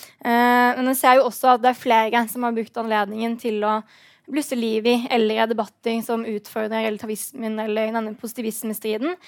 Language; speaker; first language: Norwegian; native; Norwegian